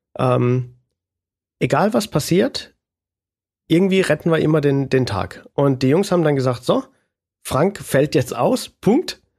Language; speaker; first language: German; native; German